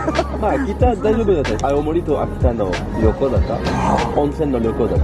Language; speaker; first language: Japanese; non-native, fluent; French